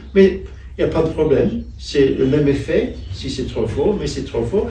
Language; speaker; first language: French; non-native, fluent; English